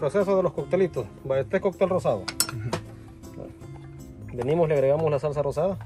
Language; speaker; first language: Spanish; native; Spanish